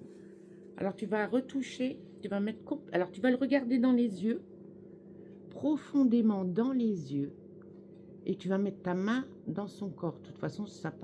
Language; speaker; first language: French; native; French